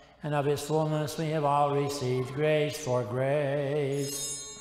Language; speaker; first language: English; native; English